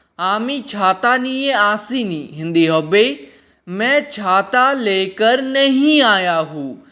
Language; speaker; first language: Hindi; non-native, local second language; Bangla